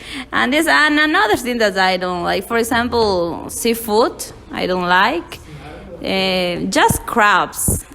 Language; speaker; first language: English; non-native, learner; Spanish